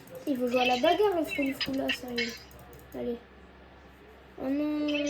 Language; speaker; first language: French; native; French